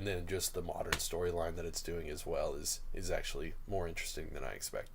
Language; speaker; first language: English; native; English